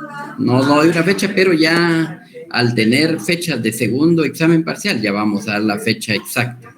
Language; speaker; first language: Spanish; native; Spanish